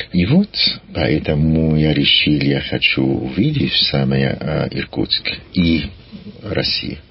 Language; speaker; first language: Russian; non-native, learner; French